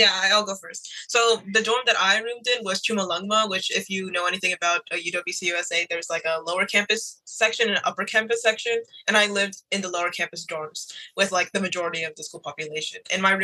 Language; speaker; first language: English; native; English